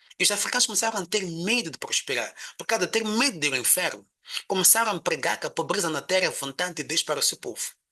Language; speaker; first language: Portuguese; non-native, local second language; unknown